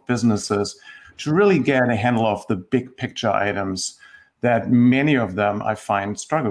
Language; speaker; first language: English; non-native, fluent; German